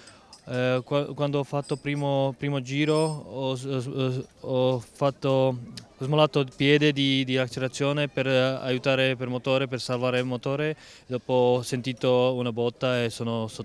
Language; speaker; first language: Italian; non-native, learner; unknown